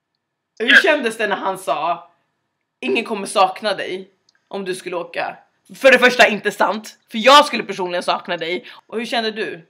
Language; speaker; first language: Swedish; native; Swedish